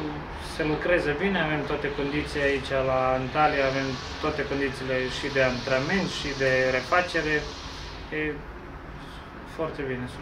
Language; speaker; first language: Romanian; non-native, learner; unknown